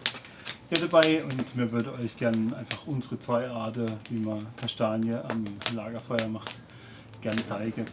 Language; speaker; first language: German; native; German